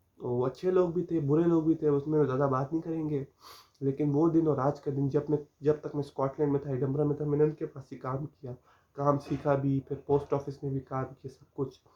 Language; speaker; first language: Urdu; non-native, local second language; Punjabi